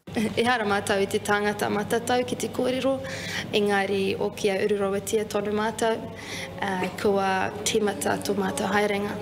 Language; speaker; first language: Māori; non-native, learner; Arabic